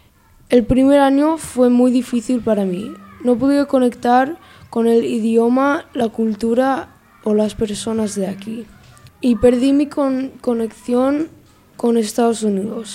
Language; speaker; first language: Spanish; early bilingual, other home language; English